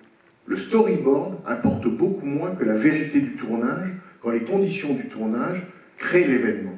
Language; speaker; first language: French; native; French